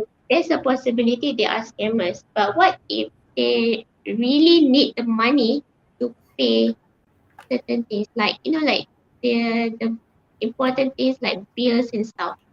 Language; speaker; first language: English; non-native, fluent; Malay